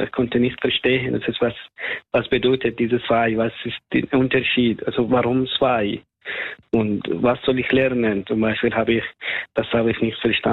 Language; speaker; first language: German; non-native, fluent; Persian